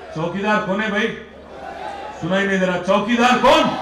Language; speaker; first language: Hindi; non-native, local second language; Telugu